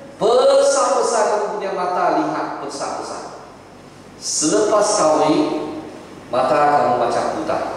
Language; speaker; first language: Malay; non-native, local second language; Chinese